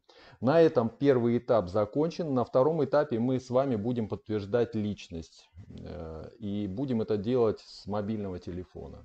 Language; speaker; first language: Russian; native; Russian